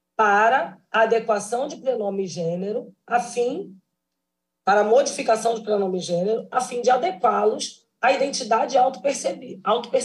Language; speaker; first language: Portuguese; native; Portuguese